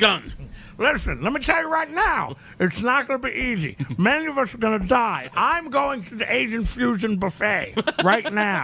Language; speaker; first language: English; native; English